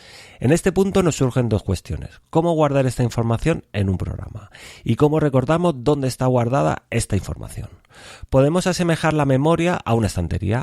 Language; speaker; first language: Spanish; native; Spanish